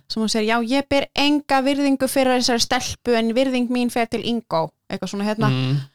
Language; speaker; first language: Icelandic; native; Icelandic